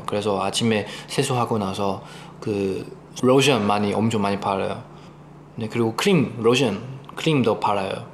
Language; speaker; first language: Korean; non-native, fluent; Chinese